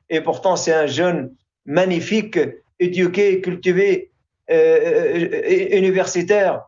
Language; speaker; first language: French; non-native, fluent; Arabic